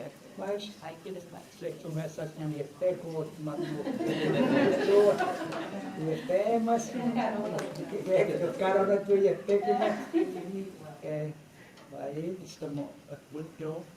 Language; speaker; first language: Portuguese; non-native, local second language; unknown